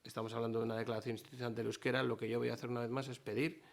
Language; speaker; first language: Spanish; non-native, local second language; Basque